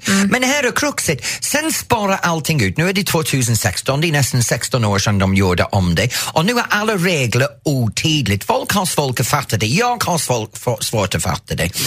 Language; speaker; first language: Swedish; non-native, fluent; English